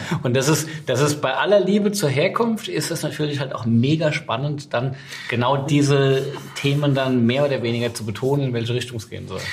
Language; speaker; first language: German; native; German